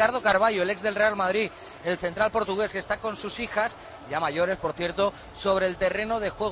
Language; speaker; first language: Spanish; native; Spanish